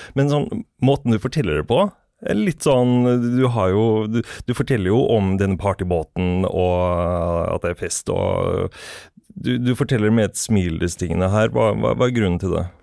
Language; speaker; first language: Norwegian; native; Norwegian